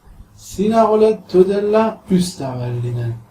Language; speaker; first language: Finnish; non-native, learner; Persian